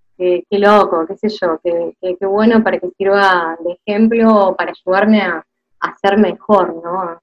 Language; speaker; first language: Spanish; native; Spanish